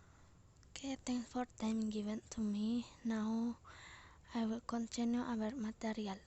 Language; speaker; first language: English; non-native, learner; Indonesian